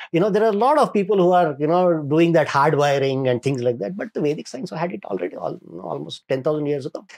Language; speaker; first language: English; non-native, local second language; Kannada